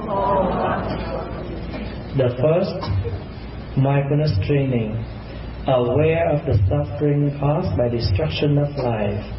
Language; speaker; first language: English; non-native, fluent; Vietnamese